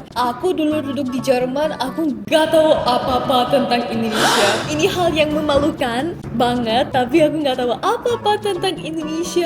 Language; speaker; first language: Indonesian; non-native, fluent; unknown